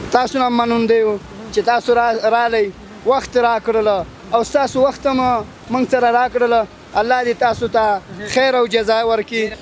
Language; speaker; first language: Pashto; non-native, local second language; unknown